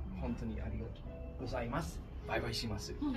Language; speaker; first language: Japanese; non-native, learner; German